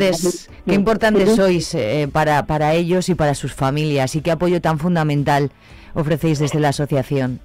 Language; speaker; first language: Spanish; native; Spanish